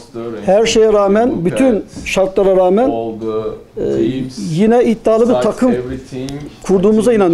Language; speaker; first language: Turkish; native; Turkish